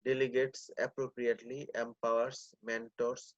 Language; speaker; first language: English; non-native, local second language; Bangla